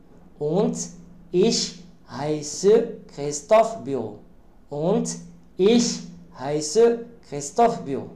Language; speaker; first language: German; non-native, learner; Arabic